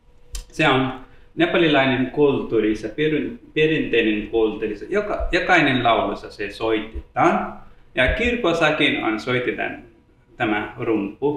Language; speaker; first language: Finnish; non-native, learner; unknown